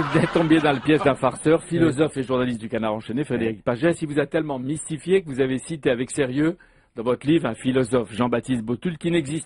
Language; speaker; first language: French; native; French